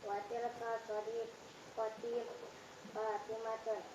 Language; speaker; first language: Arabic; non-native, learner; Indonesian